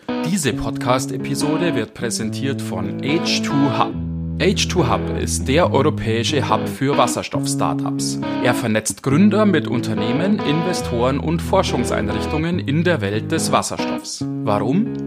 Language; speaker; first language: German; native; German